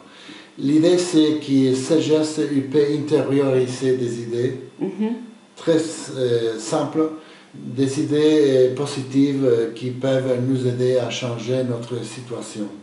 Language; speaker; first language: French; non-native, fluent; Spanish